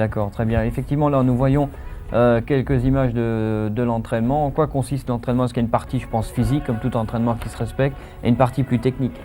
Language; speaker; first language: French; native; French